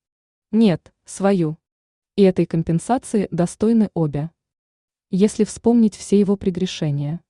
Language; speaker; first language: Russian; native; Russian